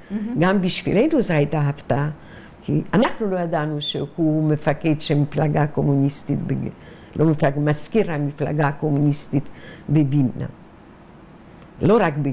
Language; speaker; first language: Hebrew; non-native, fluent; Yiddish